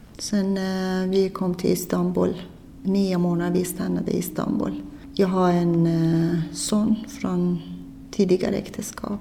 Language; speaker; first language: Swedish; non-native, fluent; Persian